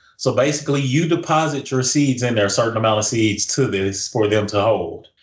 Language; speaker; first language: English; native; English